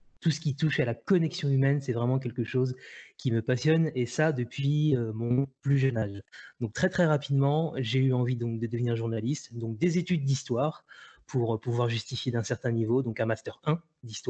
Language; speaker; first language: French; native; French